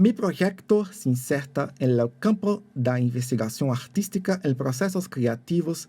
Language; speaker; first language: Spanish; non-native, fluent; Portuguese